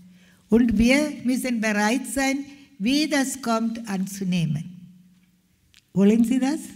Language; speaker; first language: German; non-native, fluent; Malayalam